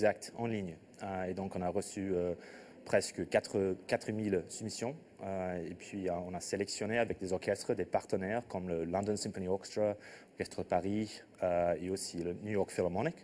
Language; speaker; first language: French; non-native, fluent; English